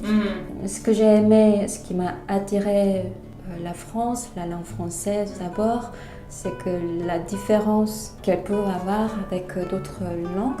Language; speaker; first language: French; non-native, fluent; Korean